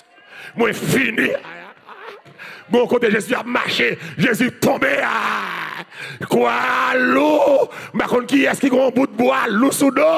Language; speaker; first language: French; non-native, learner; Haitian Creole